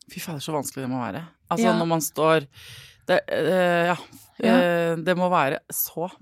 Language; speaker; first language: Norwegian; native; Norwegian